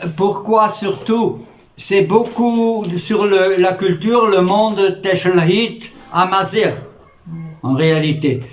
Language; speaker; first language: French; native; French